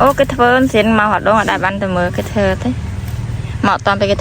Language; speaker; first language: Khmer; native; Khmer